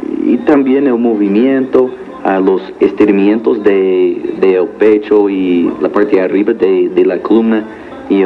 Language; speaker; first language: Spanish; non-native, fluent; English